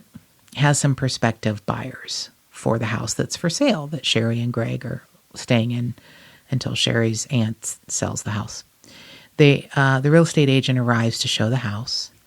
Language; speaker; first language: English; native; English